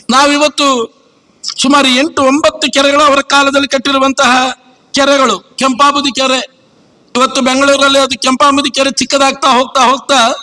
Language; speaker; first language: Kannada; native; Kannada